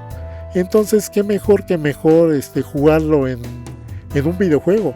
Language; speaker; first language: Spanish; native; Spanish